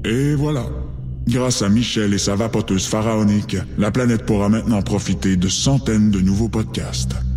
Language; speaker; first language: French; native; French